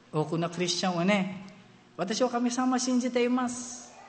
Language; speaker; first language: Japanese; non-native, fluent; Filipino